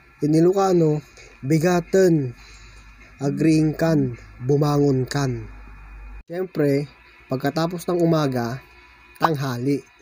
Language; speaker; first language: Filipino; non-native, local second language; Iloko